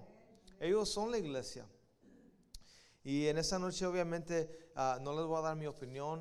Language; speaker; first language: Spanish; early bilingual, heritage; Spanish